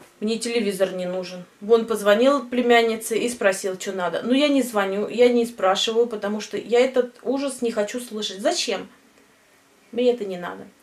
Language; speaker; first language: Russian; native; Russian